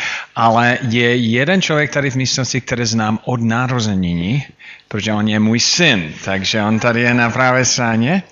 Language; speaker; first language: Czech; non-native, fluent; English